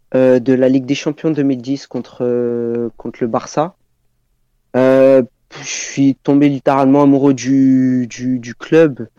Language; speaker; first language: French; native; French